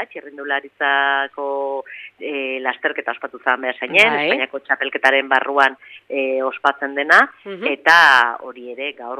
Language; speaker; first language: Basque; native; Basque